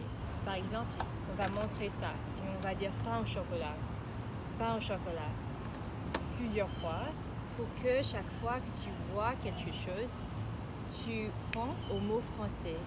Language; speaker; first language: French; non-native, fluent; English